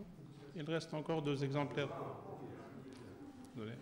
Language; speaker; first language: French; non-native, local second language; Arabic